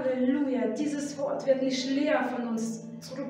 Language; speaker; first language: German; non-native, fluent; Russian